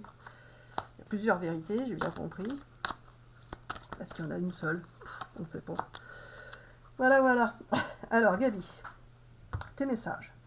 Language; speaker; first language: French; native; French